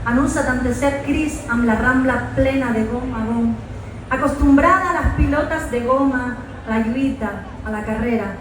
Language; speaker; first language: Catalan; non-native, local second language; Spanish